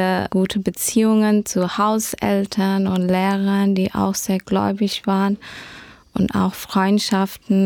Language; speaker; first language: German; early bilingual, heritage; German